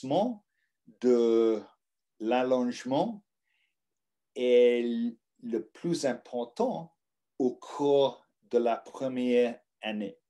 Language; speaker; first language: French; non-native, learner; English